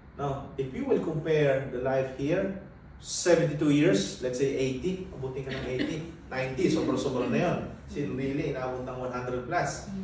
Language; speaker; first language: Filipino; native; Filipino